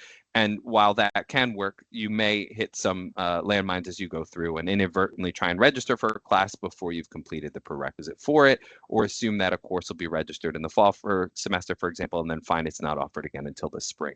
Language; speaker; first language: English; native; English